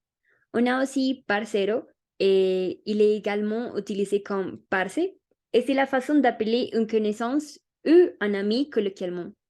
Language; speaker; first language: French; non-native, learner; Spanish